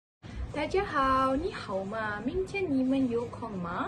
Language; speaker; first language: Chinese; non-native, learner; Malay